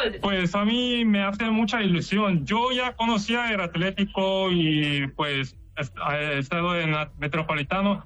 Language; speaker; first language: Spanish; non-native, learner; Korean